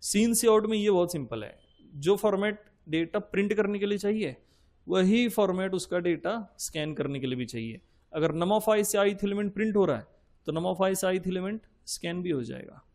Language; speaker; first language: Hindi; non-native, local second language; Marathi